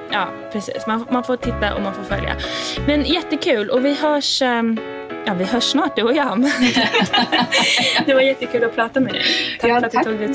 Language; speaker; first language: Swedish; native; Swedish